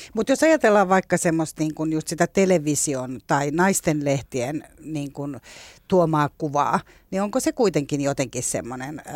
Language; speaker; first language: Finnish; native; Finnish